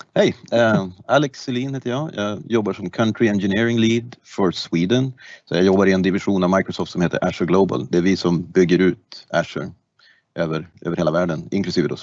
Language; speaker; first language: Swedish; native; Swedish